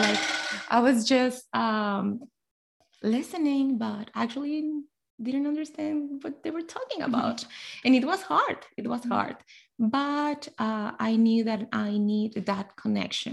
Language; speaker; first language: English; non-native, fluent; Spanish